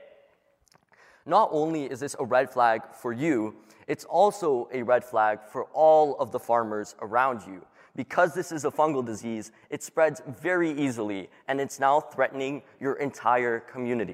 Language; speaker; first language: English; native; English